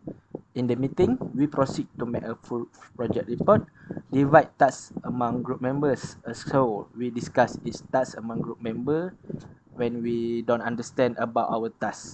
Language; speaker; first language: English; non-native, learner; Malay